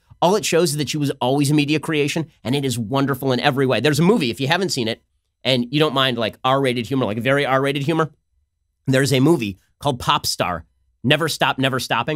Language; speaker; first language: English; native; English